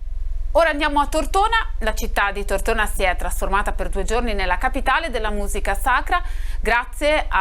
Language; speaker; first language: Italian; native; Italian